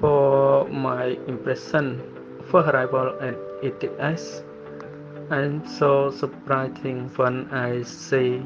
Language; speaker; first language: English; non-native, learner; Khmer